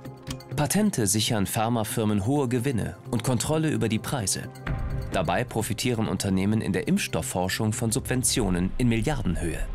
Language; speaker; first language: German; native; German